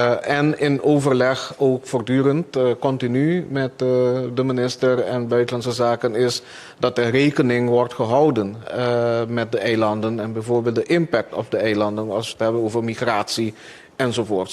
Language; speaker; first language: Dutch; non-native, local second language; Papiamento